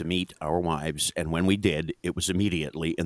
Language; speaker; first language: English; native; English